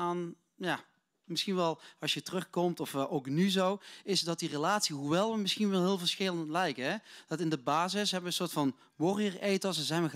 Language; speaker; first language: Dutch; native; Dutch